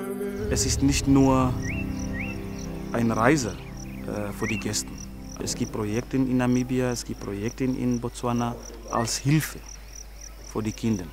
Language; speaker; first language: German; non-native, learner; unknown